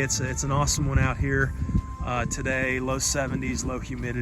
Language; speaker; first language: English; native; English